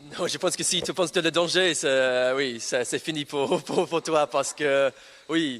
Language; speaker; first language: French; non-native, learner; English